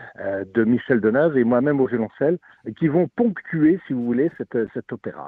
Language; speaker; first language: French; native; French